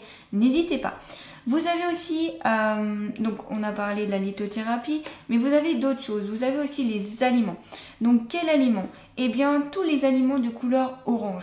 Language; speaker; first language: French; native; French